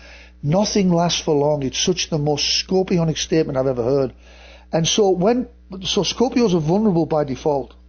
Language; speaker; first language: English; native; English